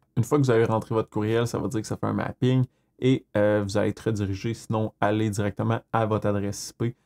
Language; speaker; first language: French; native; French